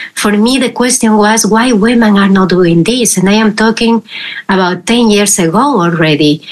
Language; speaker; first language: English; non-native, fluent; Spanish